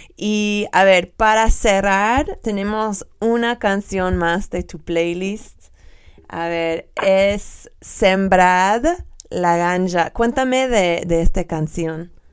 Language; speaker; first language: Spanish; non-native, fluent; English